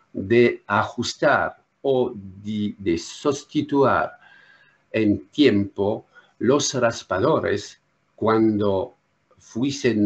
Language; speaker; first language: Spanish; non-native, learner; French